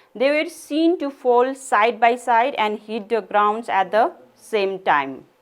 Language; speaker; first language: English; non-native, local second language; Nepali